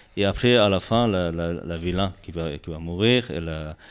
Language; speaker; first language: French; non-native, learner; Tibetan